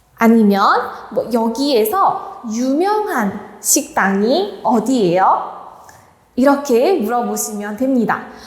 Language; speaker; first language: Korean; native; Korean